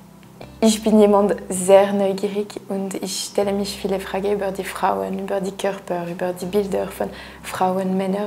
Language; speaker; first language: German; non-native, local second language; French